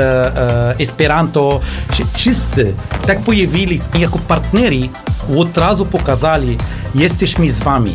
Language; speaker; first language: Polish; non-native, learner; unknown